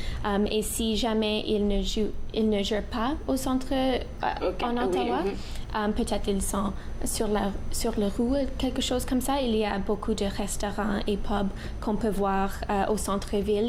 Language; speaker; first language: French; non-native, local second language; English